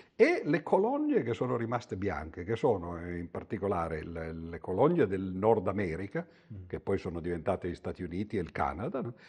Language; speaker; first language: Italian; native; Italian